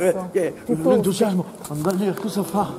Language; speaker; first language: Italian; native; Italian